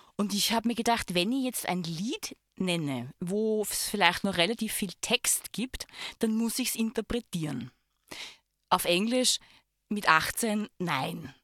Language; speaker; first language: German; native; German